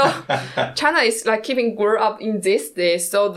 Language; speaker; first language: English; non-native, learner; Chinese